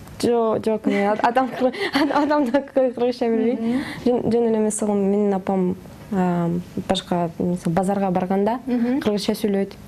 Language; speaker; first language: Kyrgyz; non-native, fluent; Russian